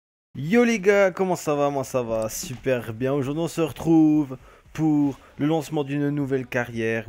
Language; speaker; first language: French; native; French